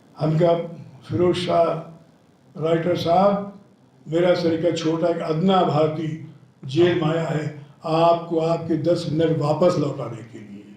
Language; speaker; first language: Hindi; non-native, local second language; Telugu